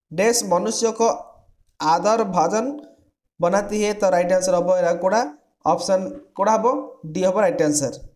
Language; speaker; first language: Hindi; non-native, local second language; Odia